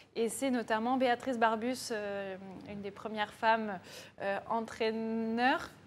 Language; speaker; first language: French; native; French